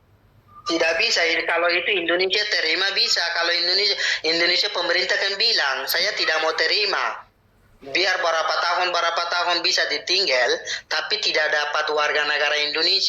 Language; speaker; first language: Indonesian; non-native, learner; Rohingya